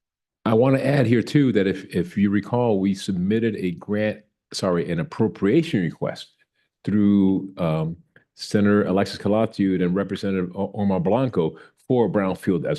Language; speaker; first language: English; native; English